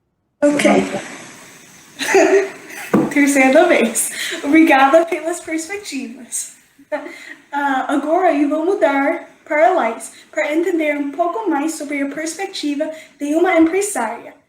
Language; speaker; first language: Portuguese; non-native, fluent; English